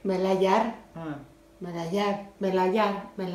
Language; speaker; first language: Indonesian; non-native, learner; Spanish